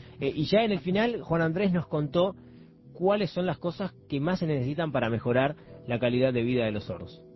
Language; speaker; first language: Spanish; native; Spanish